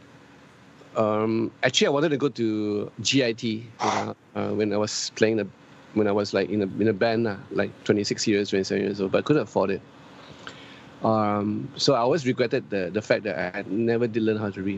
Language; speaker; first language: English; native; English